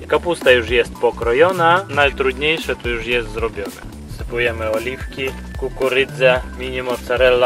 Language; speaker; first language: Polish; non-native, fluent; Ukrainian